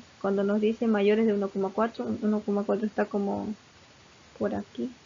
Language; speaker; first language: Spanish; native; Spanish